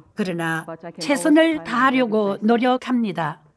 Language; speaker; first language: Korean; non-native, fluent; Malay